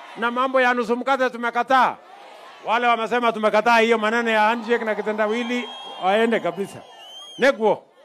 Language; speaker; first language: Swahili; non-native, local second language; Kalenjin